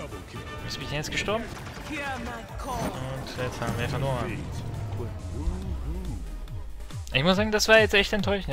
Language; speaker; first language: German; native; German